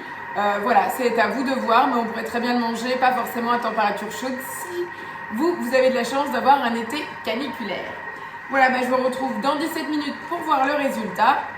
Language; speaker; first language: French; native; French